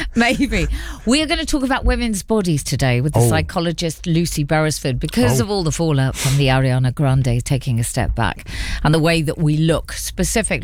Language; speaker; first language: English; native; English